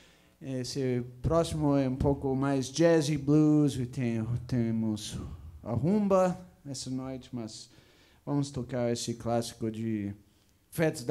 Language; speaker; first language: Portuguese; non-native, learner; English